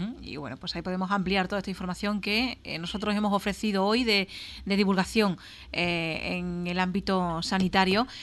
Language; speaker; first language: Spanish; native; Spanish